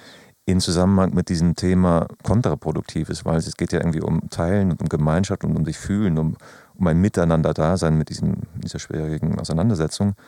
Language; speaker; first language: German; native; German